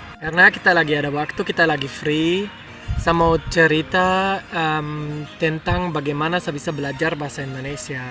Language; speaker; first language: Indonesian; non-native, fluent; German